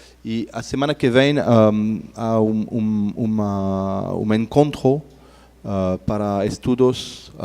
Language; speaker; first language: Portuguese; non-native, learner; French